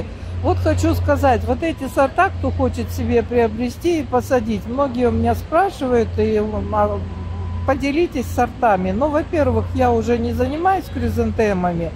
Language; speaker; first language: Russian; native; Russian